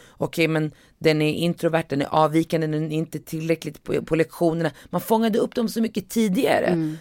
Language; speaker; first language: Swedish; native; Swedish